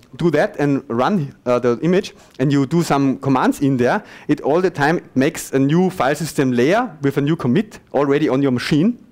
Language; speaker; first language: English; non-native, fluent; German